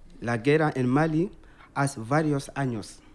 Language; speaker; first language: Spanish; non-native, learner; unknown